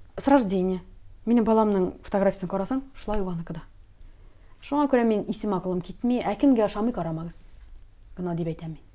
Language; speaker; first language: Tatar; native; Tatar